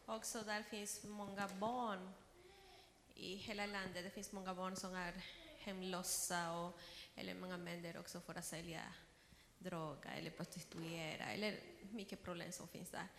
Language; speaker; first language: Swedish; non-native, learner; Spanish